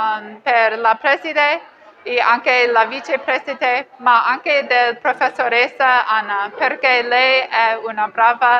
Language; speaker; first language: Italian; non-native, learner; English